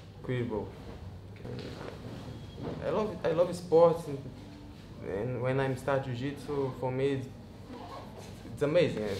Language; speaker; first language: English; non-native, learner; Portuguese